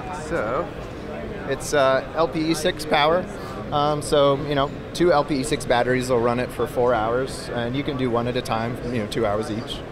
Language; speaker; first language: English; native; English